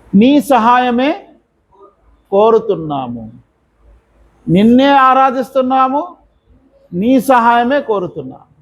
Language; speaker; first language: Telugu; non-native, local second language; Urdu